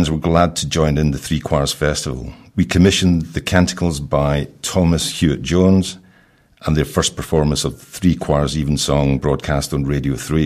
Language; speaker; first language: English; native; English